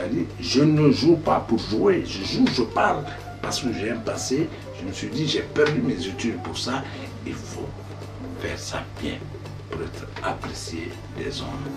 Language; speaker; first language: French; non-native, local second language; Mandingo